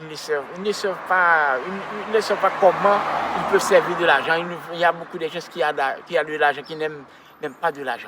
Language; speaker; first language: French; non-native, local second language; Haitian Creole